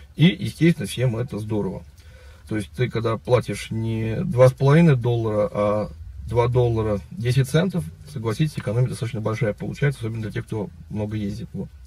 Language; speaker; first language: Russian; native; Russian